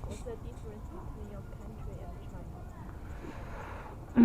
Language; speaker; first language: English; non-native, learner; Chinese